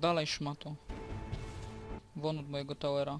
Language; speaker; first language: Polish; native; Polish